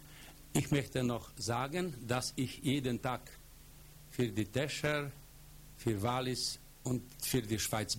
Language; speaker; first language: German; non-native, fluent; Polish